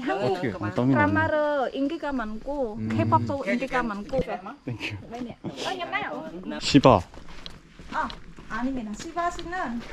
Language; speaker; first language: Korean; non-native, learner; Khmer